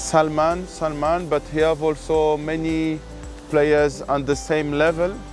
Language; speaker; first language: English; non-native, learner; French